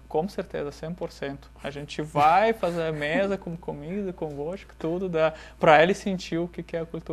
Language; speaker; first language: Portuguese; non-native, fluent; Russian